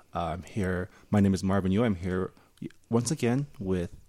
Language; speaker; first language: English; early bilingual, other home language; Chinese